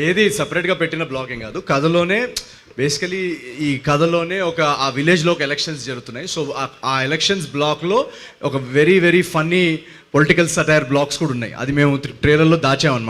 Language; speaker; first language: Telugu; native; Telugu